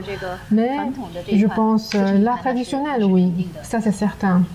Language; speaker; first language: French; non-native, learner; Chinese